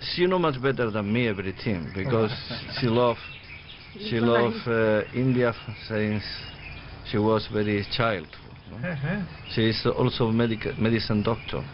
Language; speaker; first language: English; non-native, learner; Spanish